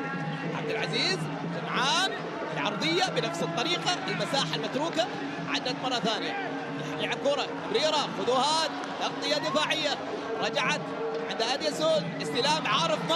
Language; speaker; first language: Arabic; native; Arabic